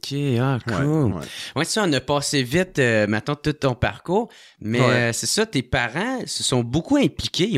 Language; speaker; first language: French; native; French